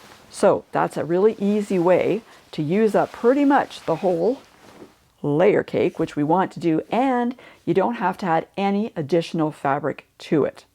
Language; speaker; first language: English; native; English